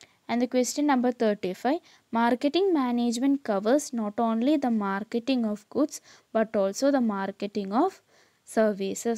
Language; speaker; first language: English; non-native, local second language; Malayalam